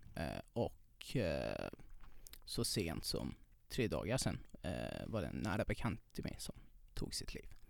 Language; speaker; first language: Swedish; non-native, fluent; Persian